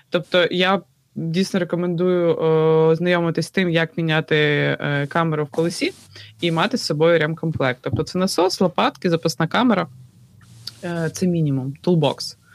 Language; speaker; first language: Ukrainian; native; Ukrainian